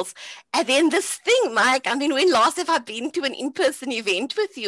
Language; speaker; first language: English; native; English